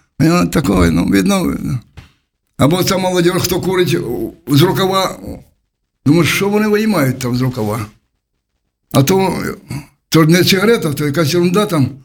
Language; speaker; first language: Ukrainian; native; Ukrainian